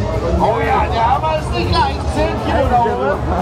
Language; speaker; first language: German; native; German